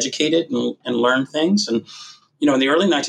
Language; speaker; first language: English; native; English